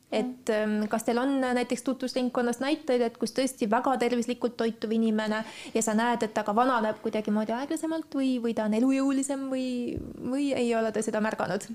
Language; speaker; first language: Estonian; native; Estonian